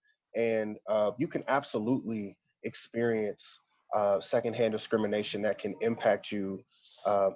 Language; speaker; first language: English; native; English